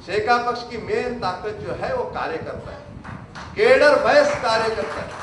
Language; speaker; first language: Hindi; non-native, local second language; Marathi